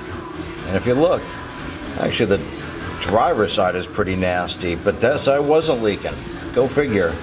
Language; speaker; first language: English; native; English